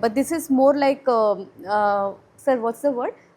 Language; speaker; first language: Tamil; non-native, learner; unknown